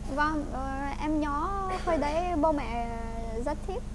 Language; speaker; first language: Vietnamese; non-native, fluent; Ukrainian